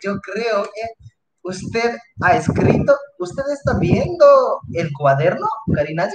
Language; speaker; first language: Spanish; non-native, fluent; Hindi